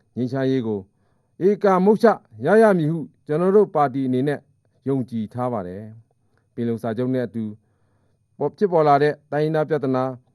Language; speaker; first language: Burmese; non-native, local second language; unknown